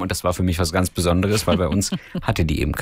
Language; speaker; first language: German; native; German